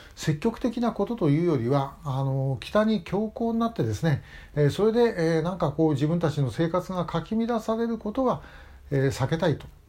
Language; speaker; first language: Japanese; native; Japanese